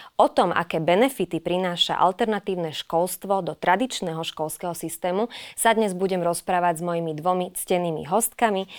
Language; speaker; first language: Slovak; native; Slovak